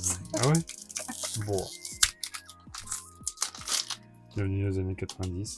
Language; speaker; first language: French; native; French